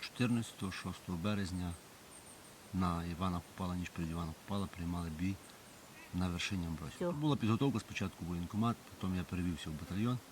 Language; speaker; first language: Ukrainian; native; Ukrainian